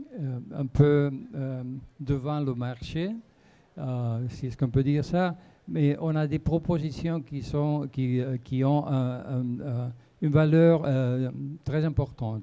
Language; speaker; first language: French; non-native, fluent; Spanish